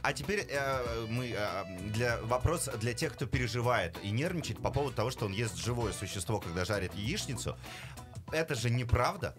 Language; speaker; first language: Russian; native; Russian